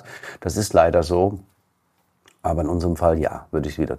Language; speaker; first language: German; native; German